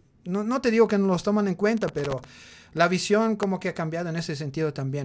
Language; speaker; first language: Spanish; native; Spanish